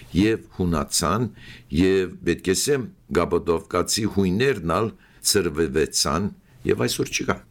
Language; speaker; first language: Armenian; early bilingual, heritage; Armenian